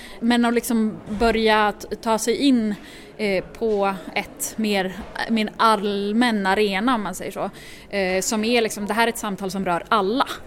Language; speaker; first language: Swedish; native; Swedish